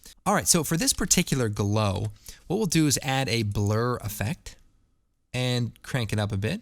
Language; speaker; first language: English; native; English